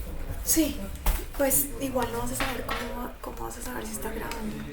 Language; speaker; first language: Spanish; native; Spanish